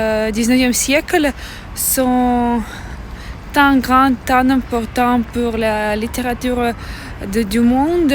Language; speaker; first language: French; non-native, learner; Russian